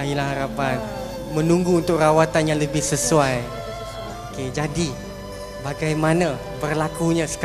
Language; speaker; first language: Malay; native; Malay